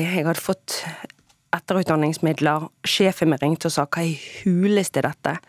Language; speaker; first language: Norwegian; native; Norwegian